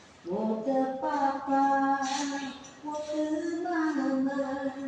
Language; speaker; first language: Chinese; non-native, learner; Indonesian